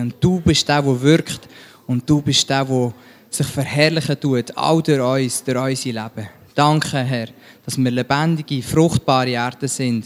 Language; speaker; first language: German; native; German